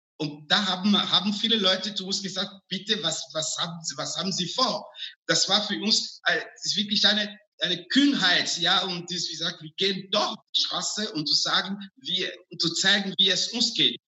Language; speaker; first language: German; non-native, fluent; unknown